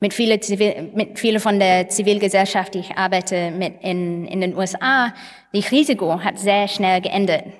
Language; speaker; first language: German; non-native, fluent; English